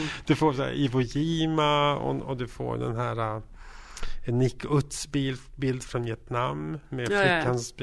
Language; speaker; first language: Swedish; native; Swedish